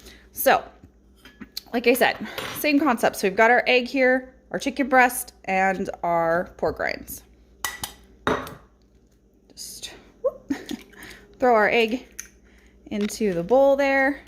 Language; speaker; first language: English; native; English